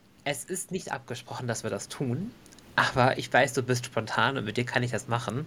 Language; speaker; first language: German; native; German